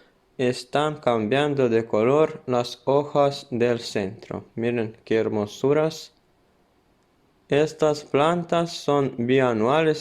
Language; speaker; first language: Spanish; non-native, fluent; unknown